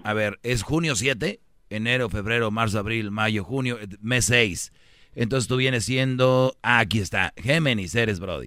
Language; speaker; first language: Spanish; native; Spanish